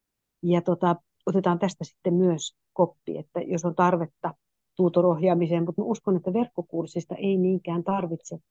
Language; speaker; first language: Finnish; native; Finnish